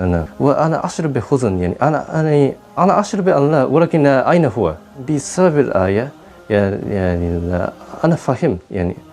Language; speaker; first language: Arabic; non-native, learner; Japanese